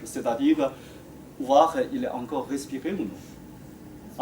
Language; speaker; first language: French; non-native, fluent; Chinese